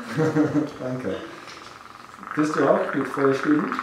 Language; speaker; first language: German; non-native, learner; English